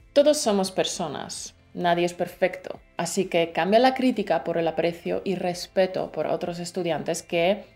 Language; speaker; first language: Spanish; native; Spanish